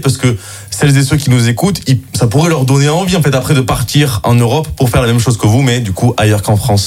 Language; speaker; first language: French; native; French